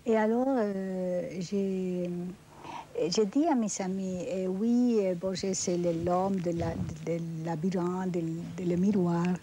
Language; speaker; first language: French; non-native, fluent; Spanish